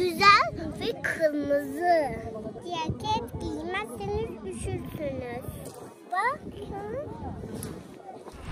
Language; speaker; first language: Turkish; non-native, learner; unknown